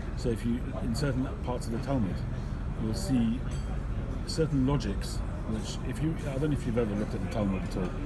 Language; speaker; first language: English; native; English